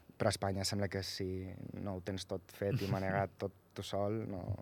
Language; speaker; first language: Catalan; native; Catalan